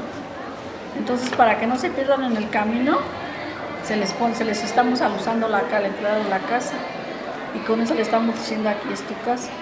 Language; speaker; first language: Spanish; native; Spanish